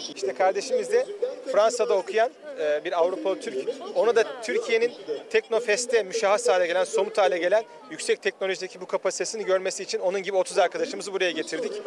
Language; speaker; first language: Turkish; native; Turkish